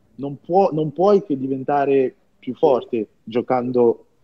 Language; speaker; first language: Italian; non-native, fluent; French